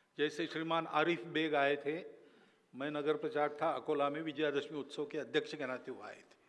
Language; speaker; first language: Hindi; non-native, local second language; Marathi